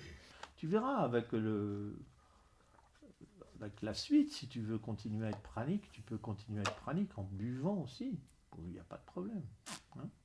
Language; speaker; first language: French; native; French